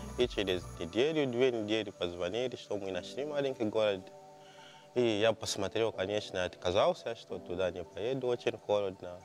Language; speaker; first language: Russian; non-native, fluent; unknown